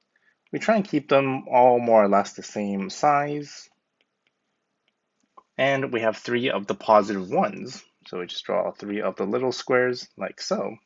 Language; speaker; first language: English; native; English